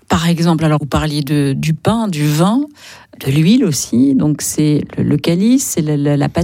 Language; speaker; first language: French; native; French